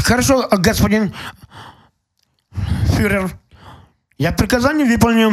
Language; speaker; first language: Russian; non-native, local second language; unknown